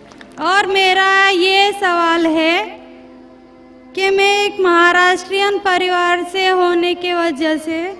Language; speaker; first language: Hindi; non-native, local second language; Marathi